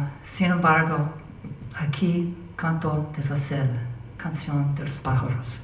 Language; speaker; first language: Spanish; non-native, learner; English